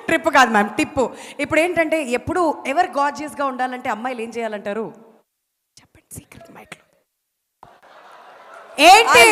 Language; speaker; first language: Telugu; native; Telugu